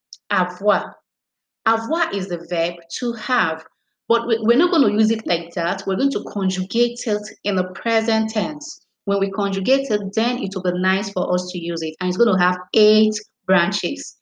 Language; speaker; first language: English; non-native, local second language; Yoruba